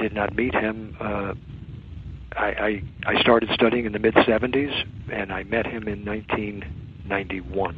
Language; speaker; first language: English; native; English